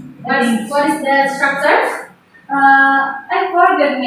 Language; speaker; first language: English; non-native, learner; Indonesian